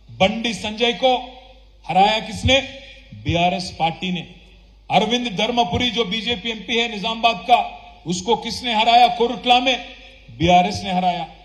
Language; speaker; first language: Hindi; non-native, local second language; Telugu